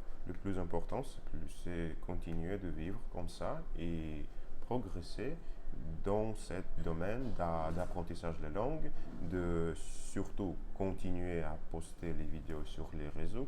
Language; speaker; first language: French; non-native, learner; Russian